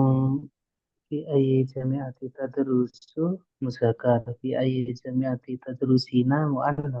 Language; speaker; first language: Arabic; non-native, learner; Indonesian